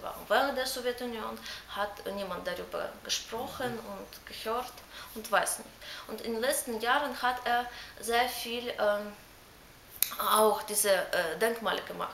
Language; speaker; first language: German; non-native, learner; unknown